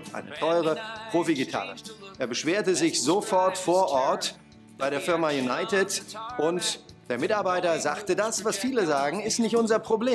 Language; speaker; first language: German; native; German